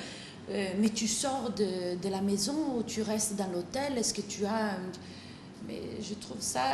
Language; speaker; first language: French; non-native, fluent; Italian